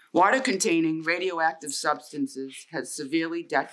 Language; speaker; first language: English; native; English